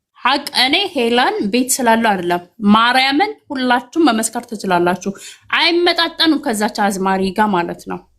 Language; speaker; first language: Amharic; native; Amharic